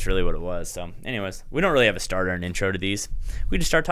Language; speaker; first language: English; native; English